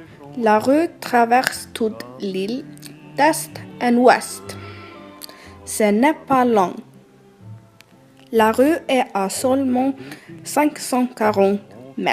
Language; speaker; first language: French; non-native, learner; Icelandic